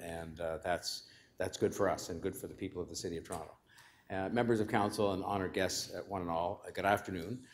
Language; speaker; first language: English; native; English